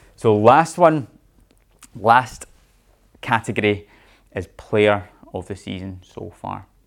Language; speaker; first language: English; native; English